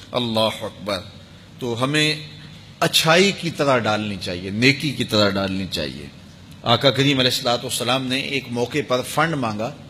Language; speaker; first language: Urdu; native; Urdu